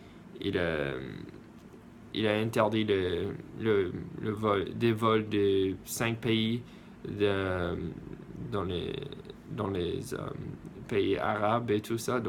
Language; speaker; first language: French; non-native, learner; English